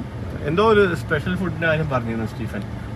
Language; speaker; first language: Malayalam; native; Malayalam